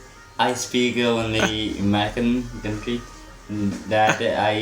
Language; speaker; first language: English; non-native, learner; Urdu